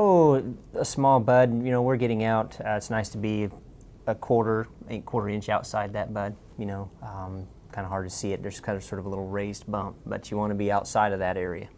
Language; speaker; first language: English; native; English